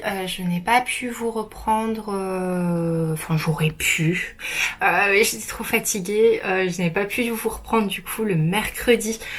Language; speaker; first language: French; native; French